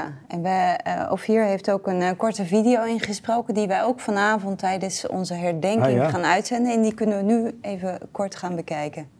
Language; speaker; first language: Dutch; native; Dutch